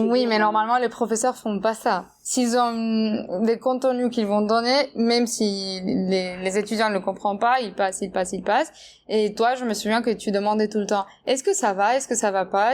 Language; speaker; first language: French; non-native, fluent; Spanish